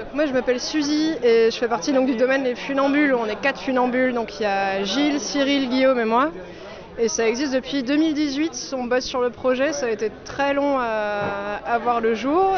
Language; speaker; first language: French; native; French